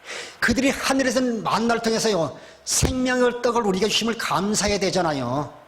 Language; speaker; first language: Korean; native; Korean